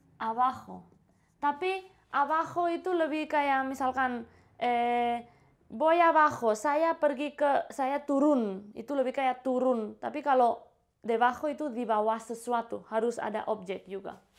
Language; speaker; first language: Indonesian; non-native, fluent; Spanish